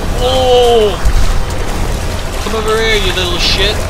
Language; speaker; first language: English; native; English